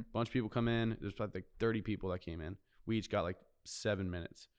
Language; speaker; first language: English; native; English